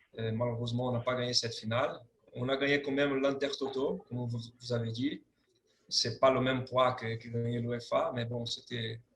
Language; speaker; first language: French; non-native, fluent; Portuguese